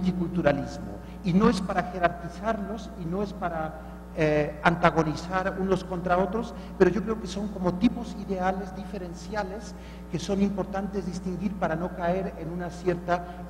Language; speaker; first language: Spanish; non-native, fluent; German